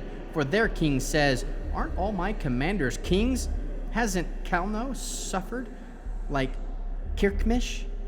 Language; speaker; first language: English; native; English